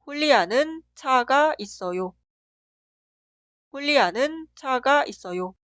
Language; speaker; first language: Korean; non-native, fluent; Spanish